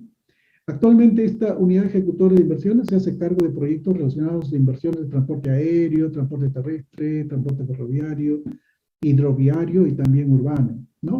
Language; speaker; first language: Spanish; native; Spanish